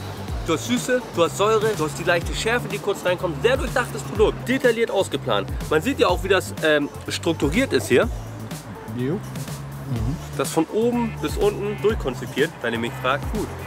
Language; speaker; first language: German; native; German